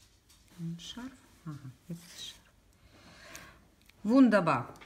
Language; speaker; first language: German; non-native, learner; Russian